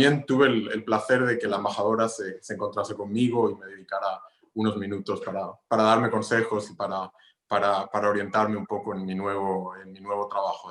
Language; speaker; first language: Spanish; non-native, fluent; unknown